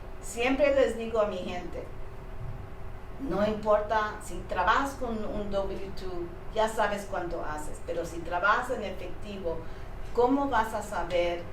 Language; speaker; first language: Spanish; early bilingual, heritage; Spanish